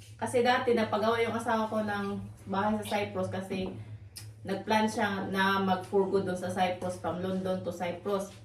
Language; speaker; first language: Filipino; native; Filipino